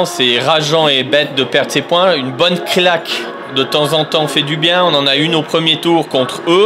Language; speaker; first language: French; native; French